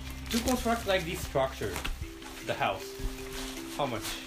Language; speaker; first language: English; non-native, fluent; Japanese